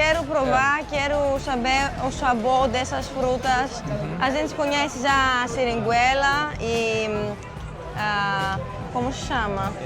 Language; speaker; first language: Portuguese; non-native, fluent; Greek